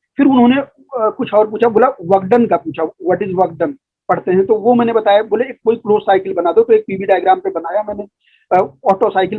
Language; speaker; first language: Hindi; native; Hindi